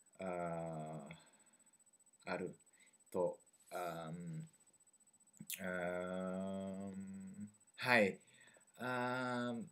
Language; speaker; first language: Japanese; non-native, learner; French